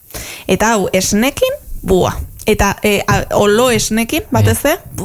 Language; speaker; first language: Basque; native; Basque